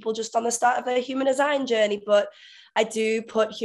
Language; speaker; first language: English; native; English